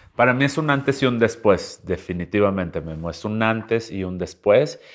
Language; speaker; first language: Spanish; native; Spanish